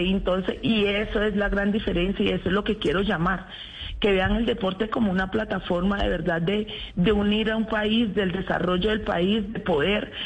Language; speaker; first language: Spanish; native; Spanish